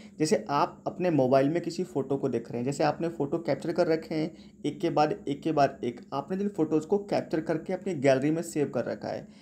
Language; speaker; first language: Hindi; native; Hindi